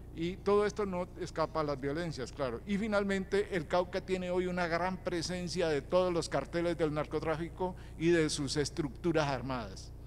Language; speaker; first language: Spanish; native; Spanish